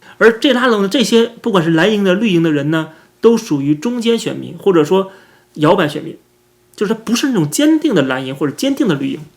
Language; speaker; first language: Chinese; native; Chinese